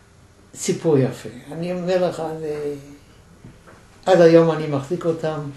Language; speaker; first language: Hebrew; non-native, fluent; German